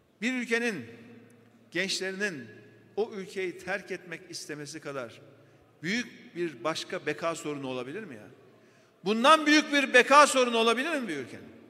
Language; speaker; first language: Turkish; native; Turkish